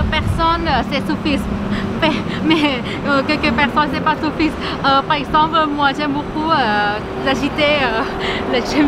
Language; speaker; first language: French; non-native, learner; Thai